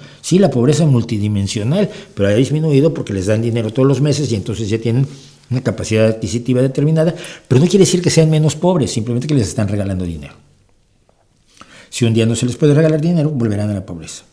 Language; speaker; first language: Spanish; native; Spanish